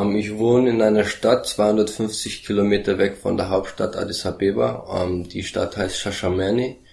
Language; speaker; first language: German; early bilingual, heritage; German